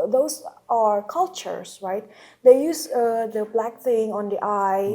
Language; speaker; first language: English; non-native, local second language; Indonesian